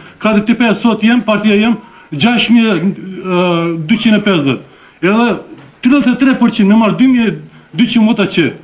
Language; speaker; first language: Albanian; non-native, local second language; Turkish